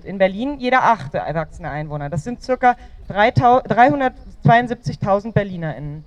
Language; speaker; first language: German; native; German